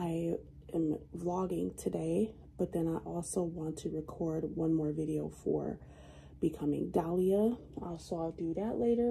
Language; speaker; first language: English; native; English